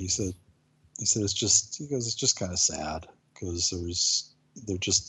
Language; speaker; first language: English; native; English